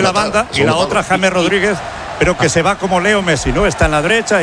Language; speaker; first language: Spanish; native; Spanish